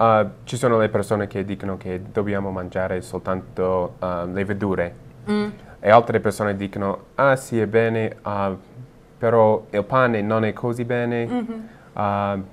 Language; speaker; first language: Italian; non-native, learner; English